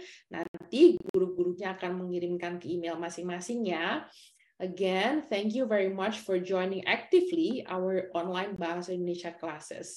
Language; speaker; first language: Indonesian; native; Indonesian